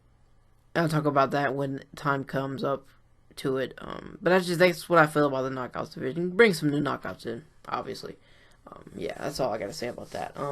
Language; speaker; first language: English; native; English